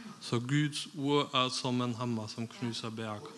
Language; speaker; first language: Norwegian; non-native, fluent; German